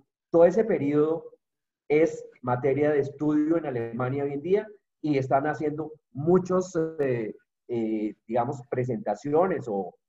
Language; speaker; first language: Spanish; native; Spanish